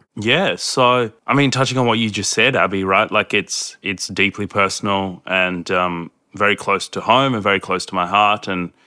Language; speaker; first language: English; early bilingual, other home language; Hindi